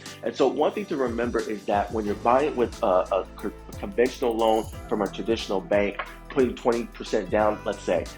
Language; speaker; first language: English; native; English